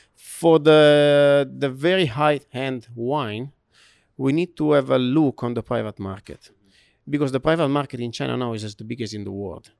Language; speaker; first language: English; non-native, learner; Italian